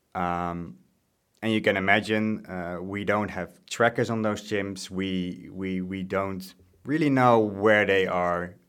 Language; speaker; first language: English; non-native, fluent; Dutch